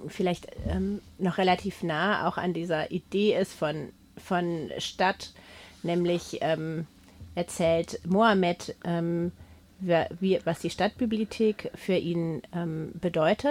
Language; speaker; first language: German; native; German